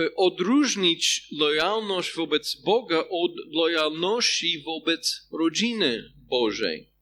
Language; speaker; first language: Polish; non-native, fluent; English